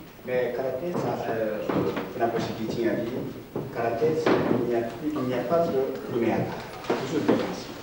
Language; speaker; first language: French; non-native, learner; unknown